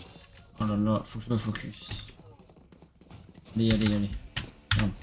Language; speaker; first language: French; native; French